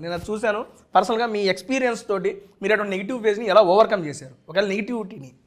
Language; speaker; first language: Telugu; native; Telugu